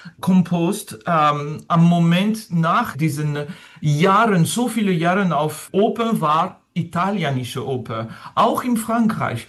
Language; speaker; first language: German; non-native, fluent; French